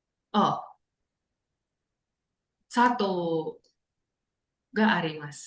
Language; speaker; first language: Japanese; non-native, learner; Indonesian